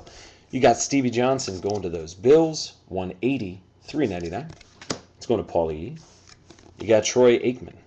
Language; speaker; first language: English; native; English